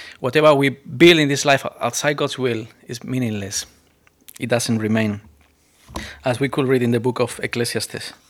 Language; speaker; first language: English; non-native, fluent; Spanish